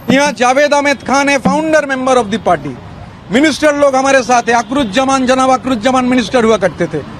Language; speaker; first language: Hindi; non-native, local second language; Bangla